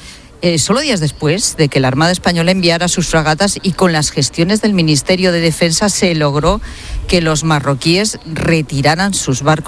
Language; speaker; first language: Spanish; native; Spanish